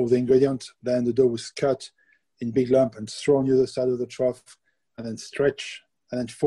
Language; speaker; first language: English; non-native, fluent; French